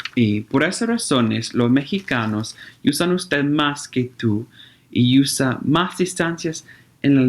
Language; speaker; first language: Spanish; non-native, learner; English